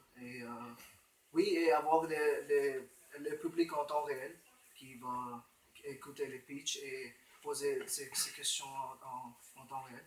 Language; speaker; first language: French; non-native, fluent; Romanian